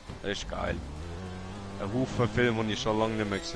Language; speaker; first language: German; native; German